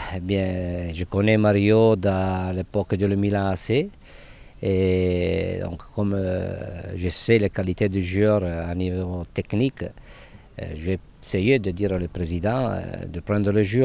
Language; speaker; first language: French; non-native, fluent; Italian